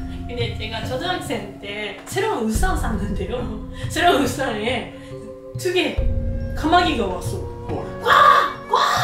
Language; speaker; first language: Korean; non-native, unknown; Japanese